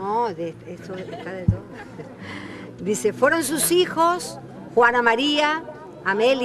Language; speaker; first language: Spanish; native; Spanish